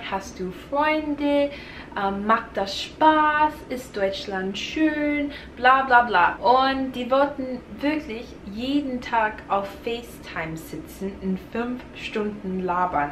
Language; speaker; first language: German; non-native, fluent; English